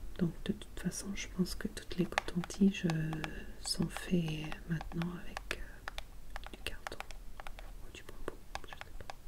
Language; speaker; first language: French; non-native, fluent; English